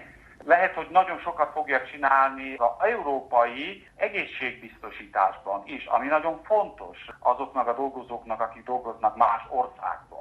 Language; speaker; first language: Hungarian; non-native, fluent; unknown